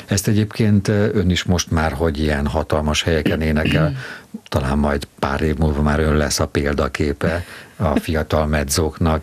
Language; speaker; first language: Hungarian; native; Hungarian